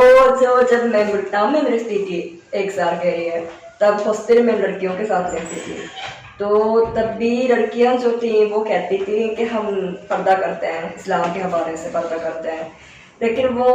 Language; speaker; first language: Hindi; non-native, fluent; Japanese